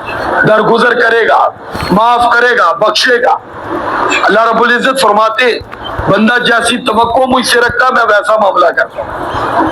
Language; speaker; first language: Urdu; native; Urdu